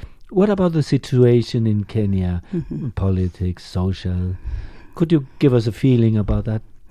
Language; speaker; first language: English; non-native, fluent; Spanish